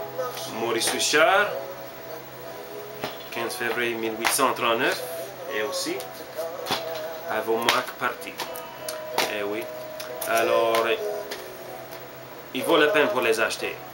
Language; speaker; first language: French; non-native, learner; English